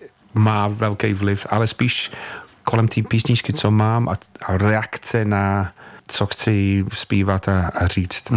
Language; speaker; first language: Czech; non-native, fluent; English